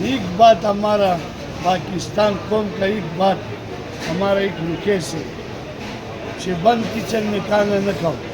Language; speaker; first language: Hindi; non-native, local second language; Pashto